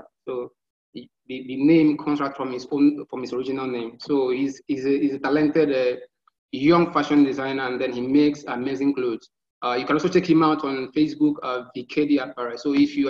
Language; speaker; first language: English; non-native, local second language; Igbo